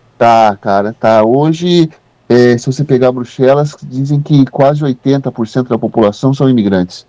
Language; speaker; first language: Portuguese; native; Portuguese